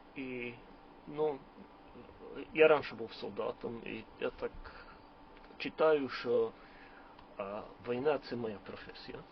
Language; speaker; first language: Ukrainian; non-native, learner; Slovak